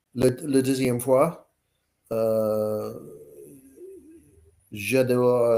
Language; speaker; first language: French; non-native, learner; English